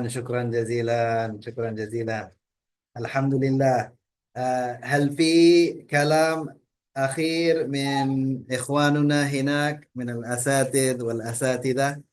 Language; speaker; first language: Arabic; early bilingual, heritage; Indonesian